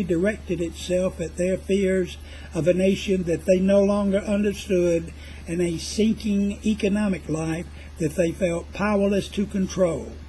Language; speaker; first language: English; native; English